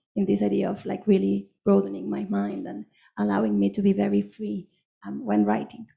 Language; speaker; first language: English; non-native, fluent; Catalan